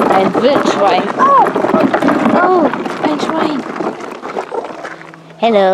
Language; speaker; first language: German; native; German